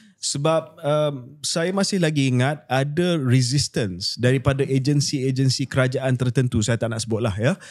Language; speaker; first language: Malay; native; Malay